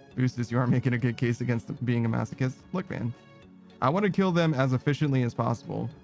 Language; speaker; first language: English; native; English